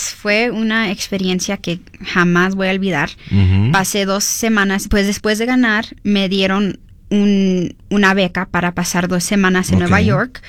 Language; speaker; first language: Spanish; early bilingual, heritage; Spanish